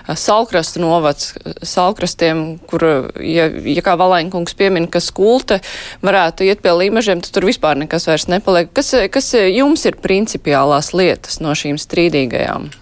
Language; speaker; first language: Latvian; native; Latvian